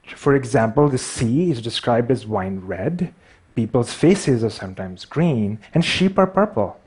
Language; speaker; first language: English; non-native, local second language; Urdu